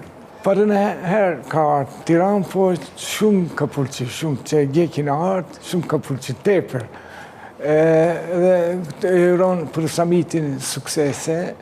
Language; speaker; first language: Albanian; early bilingual, heritage; Turkish